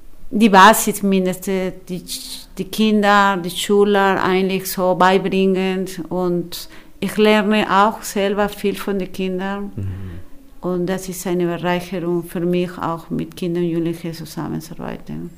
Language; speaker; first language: German; non-native, fluent; Spanish